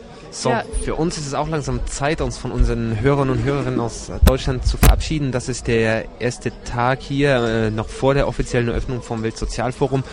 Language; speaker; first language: German; native; German